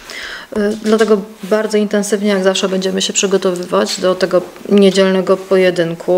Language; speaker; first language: Polish; native; Polish